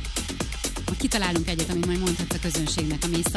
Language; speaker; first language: Hungarian; native; Hungarian